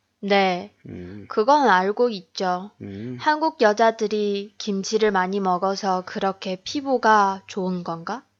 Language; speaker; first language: Korean; non-native, fluent; Chinese